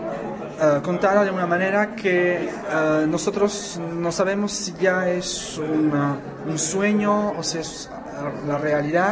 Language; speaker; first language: Spanish; non-native, fluent; Czech